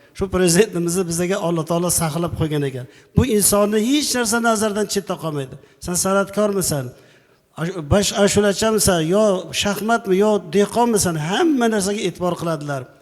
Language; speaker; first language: Uzbek; native; Uzbek